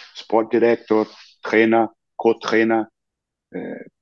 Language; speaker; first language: German; non-native, fluent; Portuguese